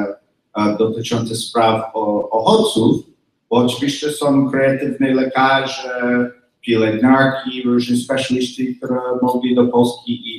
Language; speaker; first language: Polish; non-native, learner; English